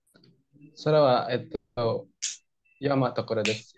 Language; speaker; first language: Japanese; non-native, learner; Indonesian